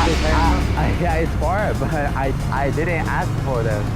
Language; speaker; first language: English; non-native, learner; Japanese